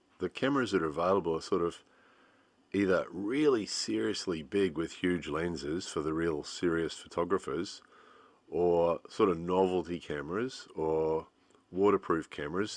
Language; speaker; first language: English; native; English